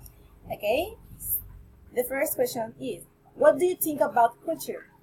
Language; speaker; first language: English; non-native, learner; Spanish